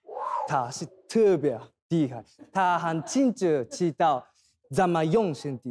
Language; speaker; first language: Chinese; non-native, fluent; Korean